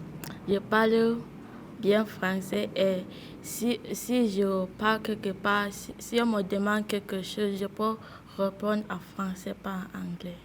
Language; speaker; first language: French; non-native, learner; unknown